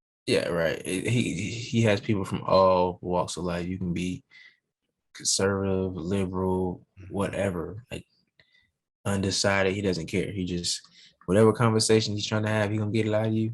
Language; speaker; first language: English; native; English